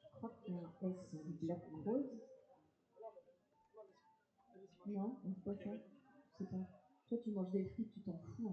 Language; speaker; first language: French; native; French